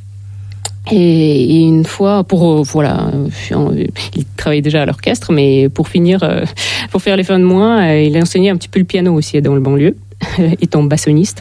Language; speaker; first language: French; non-native, fluent; Russian